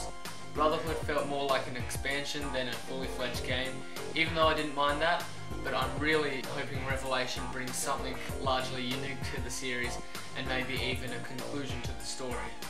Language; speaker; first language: English; native; English